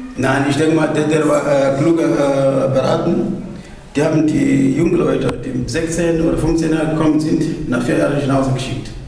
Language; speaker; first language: German; non-native, fluent; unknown